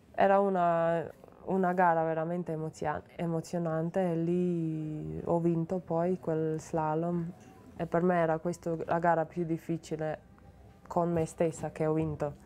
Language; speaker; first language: Italian; non-native, learner; Slovenian